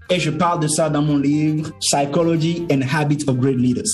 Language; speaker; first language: French; non-native, local second language; Ewe